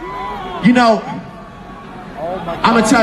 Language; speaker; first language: English; native; English